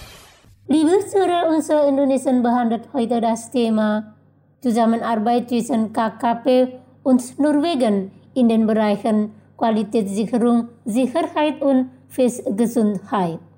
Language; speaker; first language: German; non-native, fluent; Indonesian